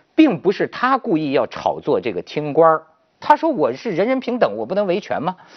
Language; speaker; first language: Chinese; native; Chinese